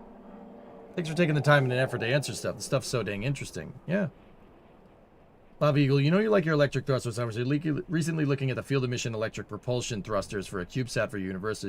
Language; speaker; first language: English; native; English